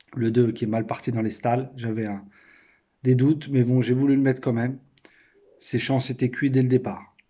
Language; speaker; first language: French; native; French